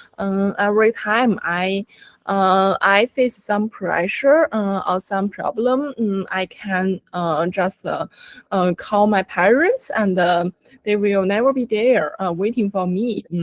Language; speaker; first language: English; non-native, learner; Chinese